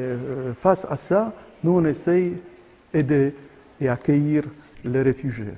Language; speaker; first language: French; non-native, fluent; Polish